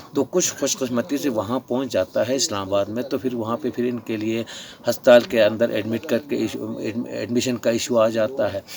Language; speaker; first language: Urdu; non-native, local second language; Balti